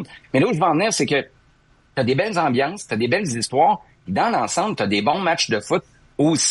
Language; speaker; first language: French; native; French